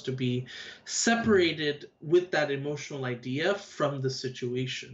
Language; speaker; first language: English; native; English